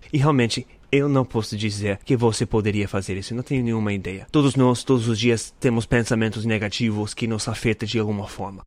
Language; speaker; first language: Portuguese; non-native, learner; English